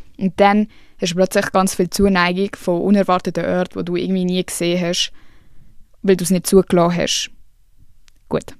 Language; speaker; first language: German; early bilingual, other home language; Swiss German